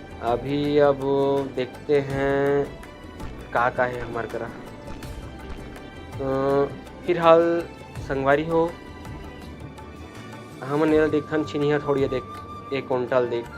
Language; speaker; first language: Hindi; non-native, local second language; Chhattisgarhi